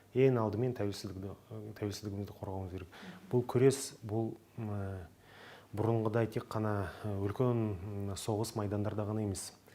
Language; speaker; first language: Kazakh; non-native, local second language; Russian